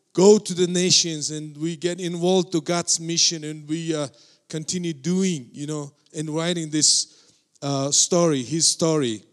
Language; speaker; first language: English; non-native, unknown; Mongolian